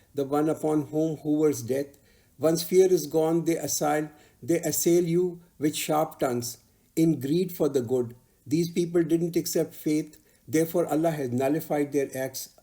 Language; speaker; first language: English; non-native, local second language; Urdu